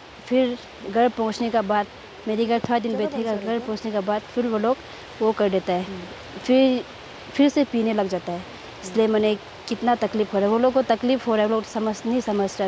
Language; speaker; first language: Hindi; non-native, local second language; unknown